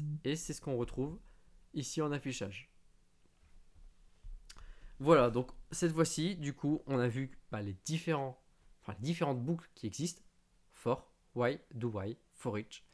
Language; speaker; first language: French; native; French